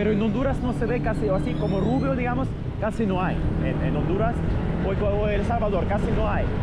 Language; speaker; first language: Spanish; non-native, fluent; Russian